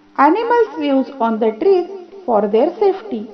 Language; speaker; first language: English; non-native, local second language; Marathi